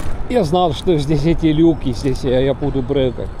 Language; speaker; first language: Russian; non-native, learner; Estonian